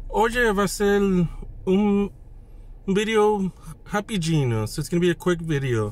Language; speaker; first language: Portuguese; non-native, fluent; English